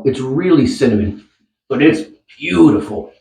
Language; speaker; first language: English; native; English